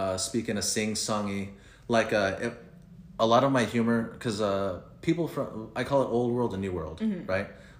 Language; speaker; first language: English; early bilingual, other home language; Spanish